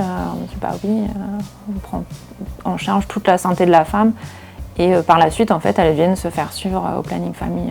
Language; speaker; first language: French; native; French